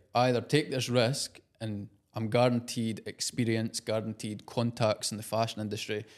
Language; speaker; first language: English; native; English